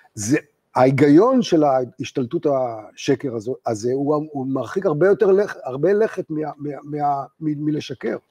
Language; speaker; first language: Hebrew; native; Hebrew